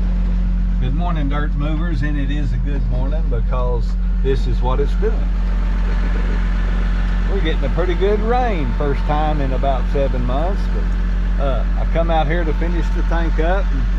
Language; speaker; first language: English; native; English